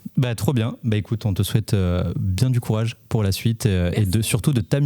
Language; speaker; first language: French; native; French